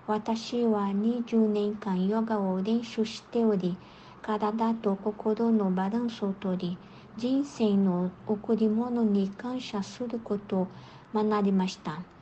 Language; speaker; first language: Japanese; non-native, learner; Portuguese